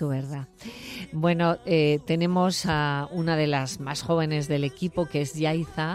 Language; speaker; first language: Spanish; native; Spanish